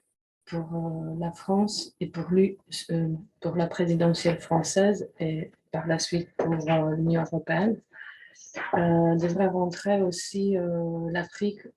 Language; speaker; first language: French; non-native, fluent; Polish